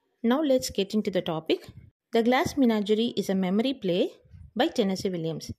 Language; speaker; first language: English; non-native, local second language; Tamil